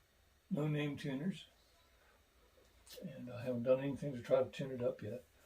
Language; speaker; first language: English; native; English